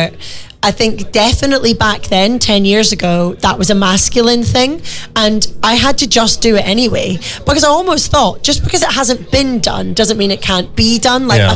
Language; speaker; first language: English; native; English